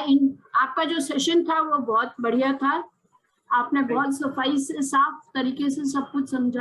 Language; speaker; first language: Hindi; native; Hindi